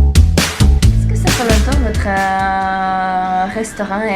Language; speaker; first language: French; non-native, learner; Chinese